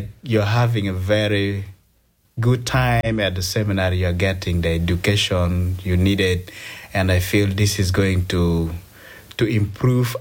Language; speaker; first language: English; non-native, local second language; Acoli